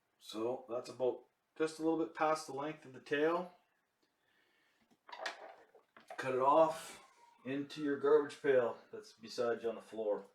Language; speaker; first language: English; native; English